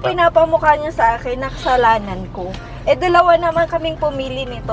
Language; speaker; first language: Filipino; native; Filipino